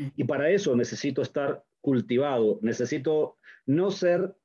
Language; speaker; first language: Spanish; native; Spanish